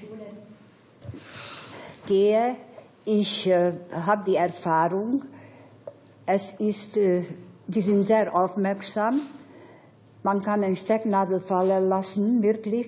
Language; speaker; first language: German; non-native, fluent; Hungarian